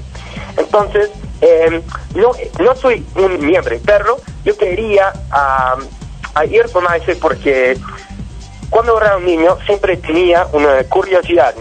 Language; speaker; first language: Spanish; non-native, learner; English